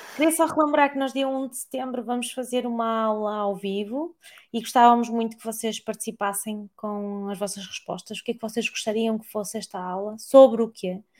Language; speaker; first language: Portuguese; native; Portuguese